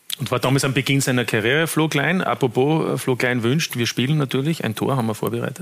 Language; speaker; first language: German; native; German